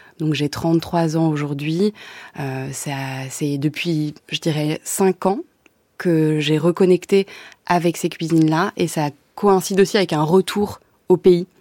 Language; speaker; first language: French; native; French